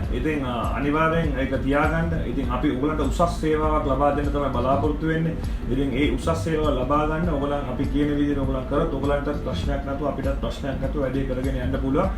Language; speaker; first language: Sinhala; non-native, local second language; Tamil